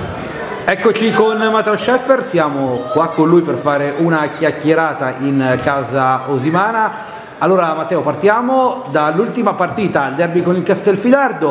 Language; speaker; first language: Italian; native; Italian